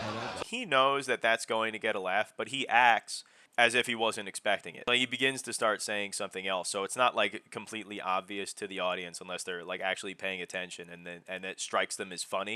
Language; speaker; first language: English; native; English